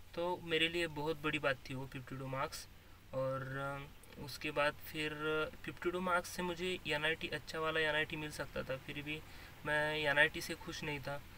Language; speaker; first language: Hindi; non-native, local second language; Marathi